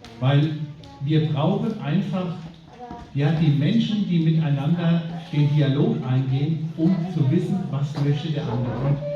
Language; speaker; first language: German; native; German